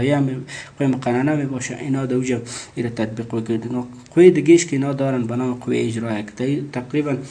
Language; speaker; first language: Persian; native; Persian